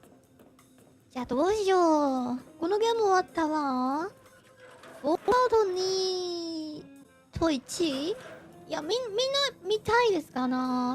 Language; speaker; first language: Japanese; non-native, fluent; Chinese